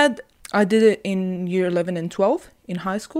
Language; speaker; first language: English; non-native, fluent; Arabic